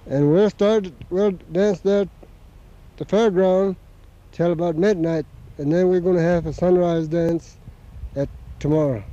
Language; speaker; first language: English; native; English